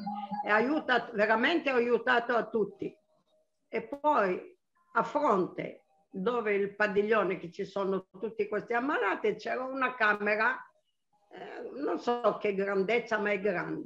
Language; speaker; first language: Italian; non-native, local second language; Arabic